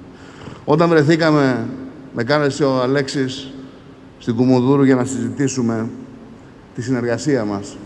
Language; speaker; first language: Greek; native; Greek